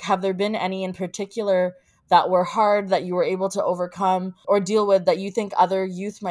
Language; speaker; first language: English; native; English